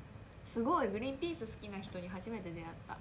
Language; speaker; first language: Japanese; native; Japanese